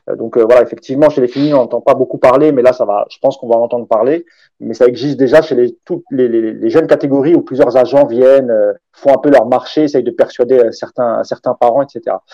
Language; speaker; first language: French; native; French